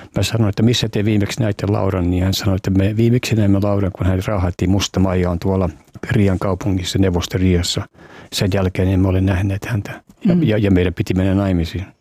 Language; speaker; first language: Finnish; early bilingual, heritage; Finnish